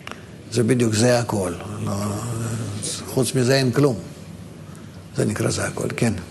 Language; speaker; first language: Hebrew; non-native, fluent; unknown